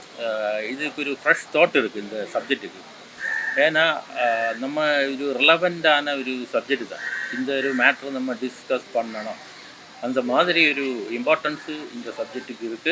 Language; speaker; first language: Tamil; non-native, learner; Malayalam